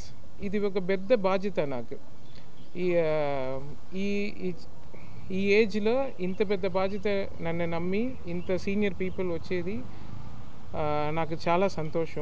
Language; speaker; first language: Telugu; non-native, learner; Tamil